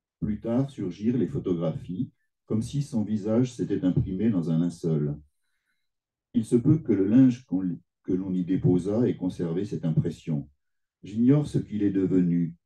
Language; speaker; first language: French; native; French